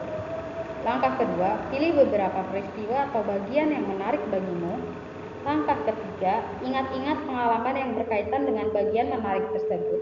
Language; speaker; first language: Indonesian; native; Indonesian